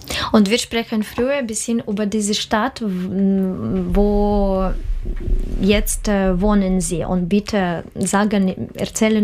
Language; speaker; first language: German; non-native, learner; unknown